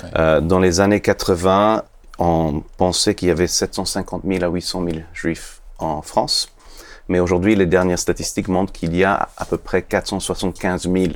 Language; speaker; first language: French; non-native, fluent; Hebrew